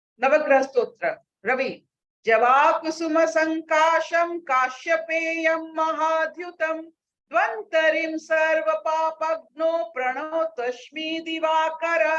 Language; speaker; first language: Hindi; non-native, local second language; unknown